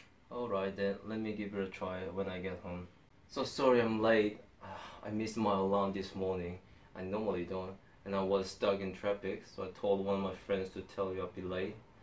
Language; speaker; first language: English; non-native, fluent; Korean